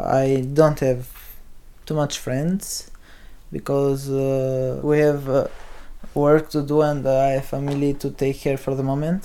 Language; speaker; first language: English; non-native, learner; Albanian